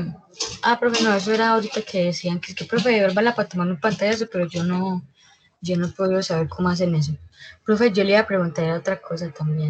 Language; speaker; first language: Spanish; native; Spanish